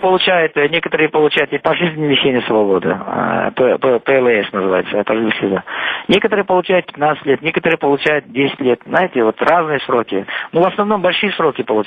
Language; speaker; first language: Russian; non-native, local second language; Kyrgyz